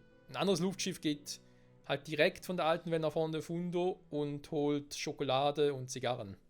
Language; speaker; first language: German; native; German